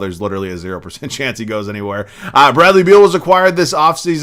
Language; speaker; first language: English; native; English